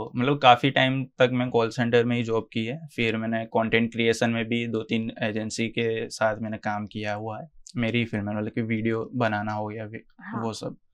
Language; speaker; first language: Hindi; non-native, local second language; Gujarati